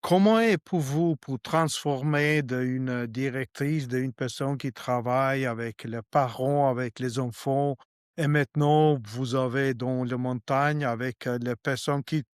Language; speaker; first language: French; non-native, learner; Albanian